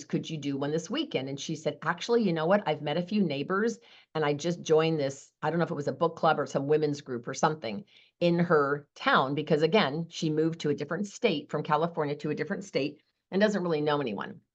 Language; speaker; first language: English; native; English